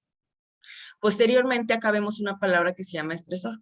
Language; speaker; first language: Spanish; native; Spanish